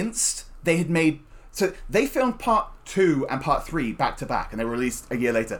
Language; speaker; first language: English; native; English